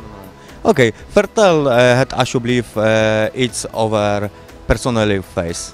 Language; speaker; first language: Dutch; non-native, learner; Polish